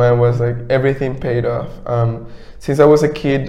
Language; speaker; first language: English; non-native, fluent; Spanish